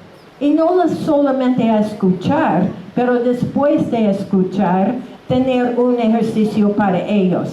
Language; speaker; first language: Spanish; non-native, fluent; English